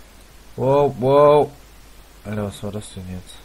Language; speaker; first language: German; native; German